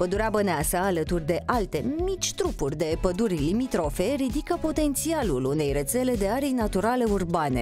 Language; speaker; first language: Romanian; native; Romanian